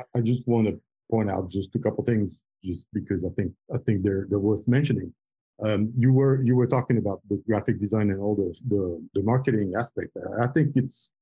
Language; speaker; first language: English; non-native, fluent; French